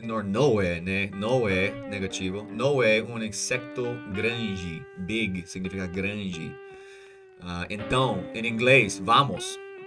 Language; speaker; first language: Portuguese; non-native, fluent; English